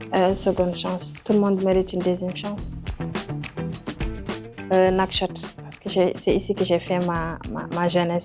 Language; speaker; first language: French; non-native, local second language; Wolof